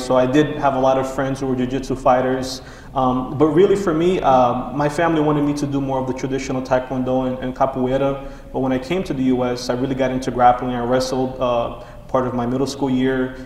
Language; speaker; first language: English; non-native, fluent; Portuguese